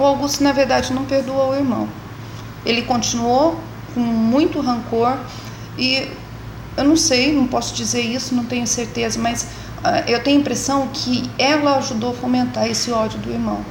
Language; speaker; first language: Portuguese; native; Portuguese